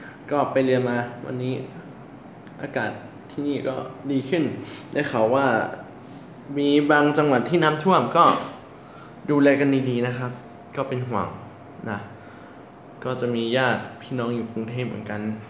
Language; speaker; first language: Thai; non-native, learner; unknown